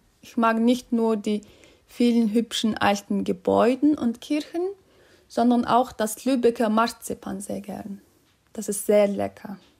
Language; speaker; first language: German; non-native, fluent; Mongolian